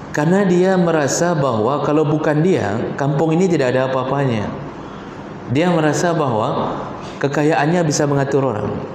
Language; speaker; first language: Malay; non-native, local second language; Achinese